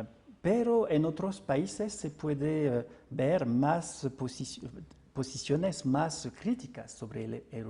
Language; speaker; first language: Spanish; non-native, fluent; French